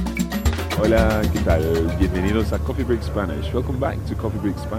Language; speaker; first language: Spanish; non-native, fluent; English